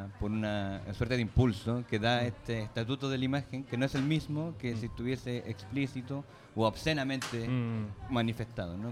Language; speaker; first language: Spanish; native; Spanish